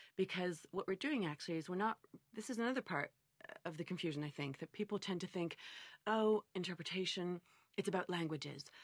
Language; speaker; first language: English; native; English